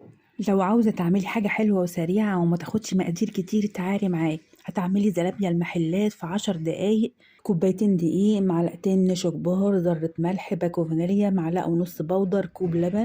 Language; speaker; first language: Arabic; native; Arabic